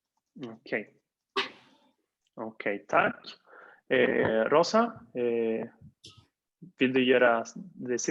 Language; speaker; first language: Swedish; non-native, fluent; Spanish